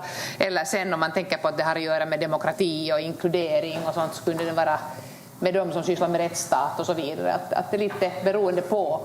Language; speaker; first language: Swedish; native; Swedish